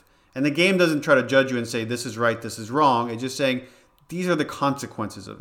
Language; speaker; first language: English; non-native, fluent; Hebrew